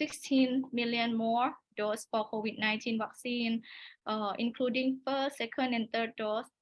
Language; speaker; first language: English; non-native, learner; Thai